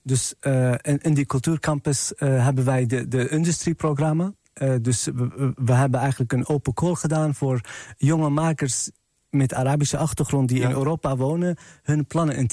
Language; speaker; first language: Dutch; non-native, fluent; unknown